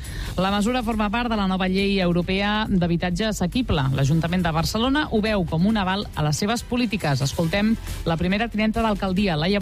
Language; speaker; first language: Catalan; native; Catalan